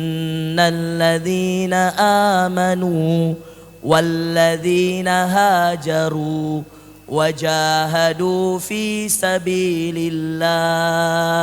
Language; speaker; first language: Indonesian; native; Indonesian